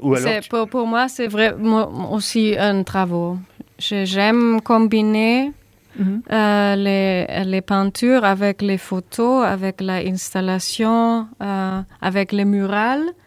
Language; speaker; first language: French; non-native, learner; German